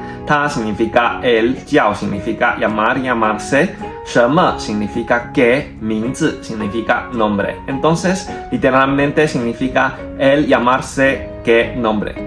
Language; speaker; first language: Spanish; non-native, fluent; Chinese